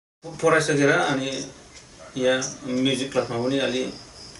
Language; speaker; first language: Nepali; non-native, local second language; Bodo